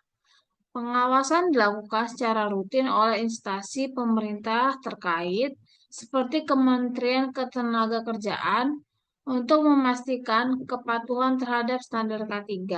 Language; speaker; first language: Indonesian; native; Indonesian